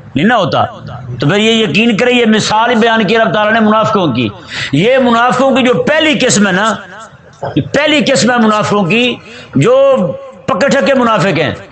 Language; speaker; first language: Urdu; non-native, local second language; Punjabi